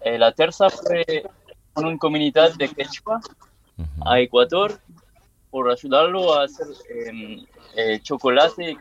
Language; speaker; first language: Spanish; non-native, learner; French